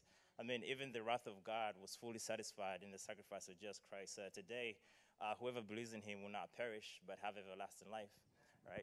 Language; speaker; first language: English; non-native, local second language; Nyanja